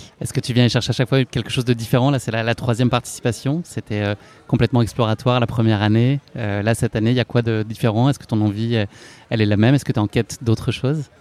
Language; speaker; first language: French; native; French